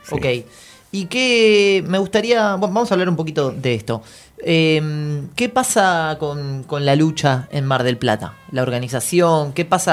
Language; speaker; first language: Spanish; native; Spanish